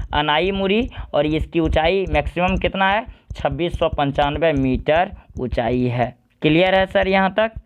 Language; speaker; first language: Hindi; native; Hindi